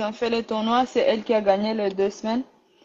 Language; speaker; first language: French; non-native, learner; Rundi